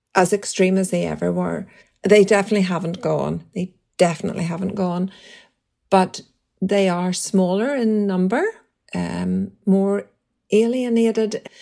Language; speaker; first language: English; native; English